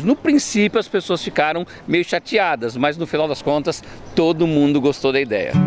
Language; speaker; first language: Portuguese; native; Portuguese